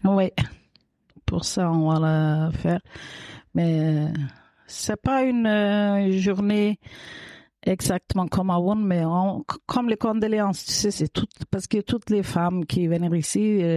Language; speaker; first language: French; non-native, learner; Kurdish